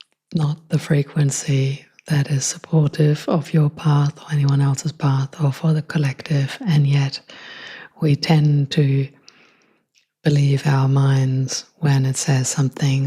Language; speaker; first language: English; non-native, fluent; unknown